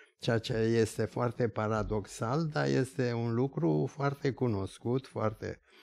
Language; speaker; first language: Romanian; early bilingual, other home language; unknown